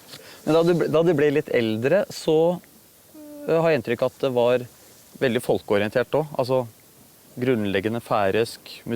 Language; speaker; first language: Norwegian; native; Norwegian